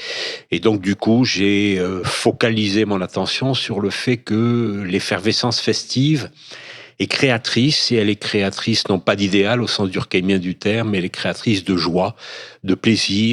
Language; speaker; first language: French; native; French